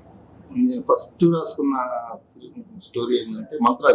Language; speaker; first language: Telugu; native; Telugu